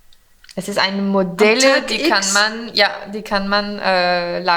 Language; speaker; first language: German; non-native, fluent; French